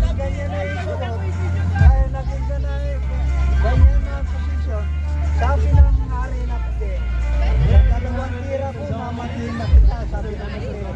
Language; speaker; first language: Filipino; non-native, local second language; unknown